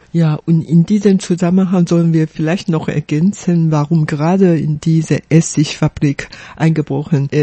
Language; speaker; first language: German; non-native, fluent; Chinese